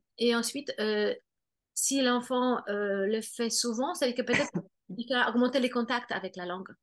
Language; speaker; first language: French; non-native, fluent; Polish